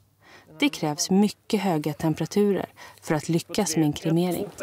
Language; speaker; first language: Swedish; native; Swedish